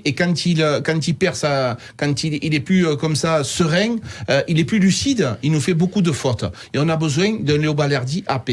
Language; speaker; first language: French; native; French